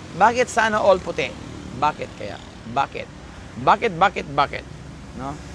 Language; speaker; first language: Filipino; non-native, local second language; Pampanga